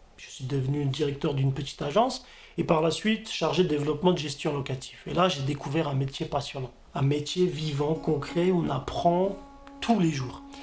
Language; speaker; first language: French; non-native, fluent; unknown